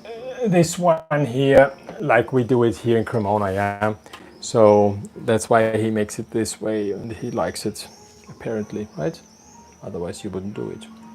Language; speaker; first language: English; non-native, fluent; German